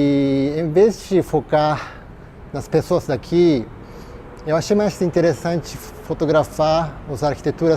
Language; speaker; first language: Portuguese; non-native, fluent; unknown